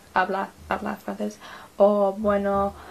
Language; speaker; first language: Spanish; non-native, learner; English